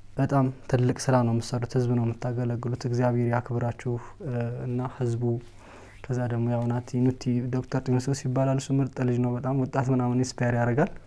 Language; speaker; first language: Amharic; native; Amharic